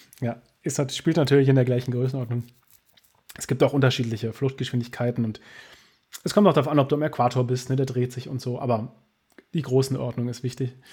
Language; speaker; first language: German; native; German